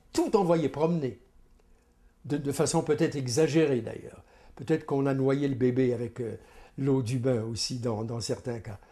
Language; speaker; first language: French; native; French